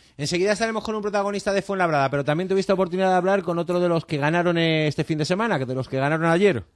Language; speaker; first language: Spanish; native; Spanish